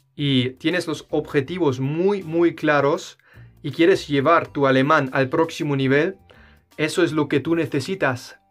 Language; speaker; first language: Spanish; non-native, fluent; German